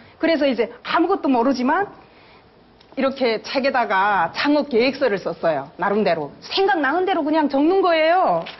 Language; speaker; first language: Korean; native; Korean